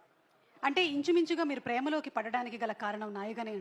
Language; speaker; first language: Telugu; native; Telugu